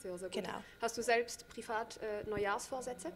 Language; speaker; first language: German; native; German